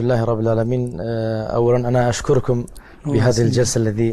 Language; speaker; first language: Arabic; non-native, fluent; Turkish